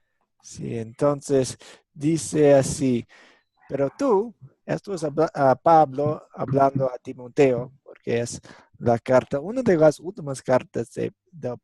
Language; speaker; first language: Spanish; non-native, fluent; English